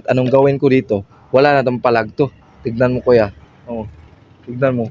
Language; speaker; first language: Filipino; non-native, local second language; Cebuano